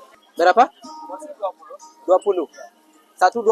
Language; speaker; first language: Indonesian; non-native, learner; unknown